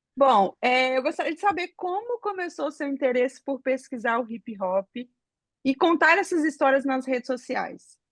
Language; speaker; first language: Portuguese; native; Portuguese